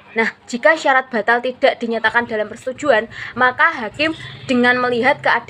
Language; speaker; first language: Indonesian; native; Indonesian